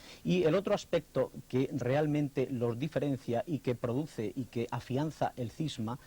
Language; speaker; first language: Spanish; native; Spanish